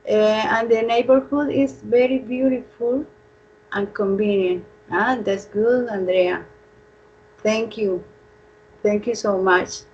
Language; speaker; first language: English; non-native, fluent; Spanish